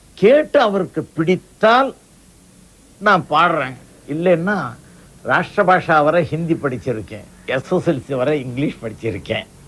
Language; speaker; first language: Tamil; non-native, local second language; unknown